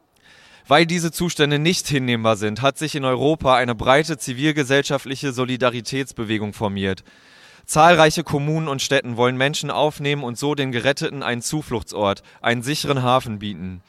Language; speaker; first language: German; native; German